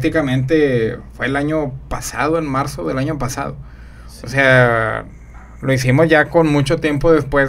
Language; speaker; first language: Spanish; native; Spanish